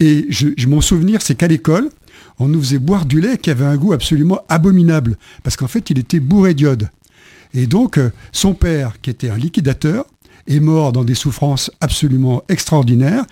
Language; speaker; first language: French; native; French